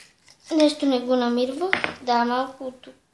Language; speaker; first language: Bulgarian; early bilingual, heritage; Bulgarian